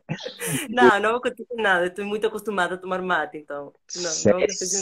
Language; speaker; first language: Portuguese; non-native, fluent; Spanish